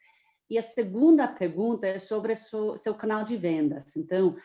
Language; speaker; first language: Portuguese; non-native, fluent; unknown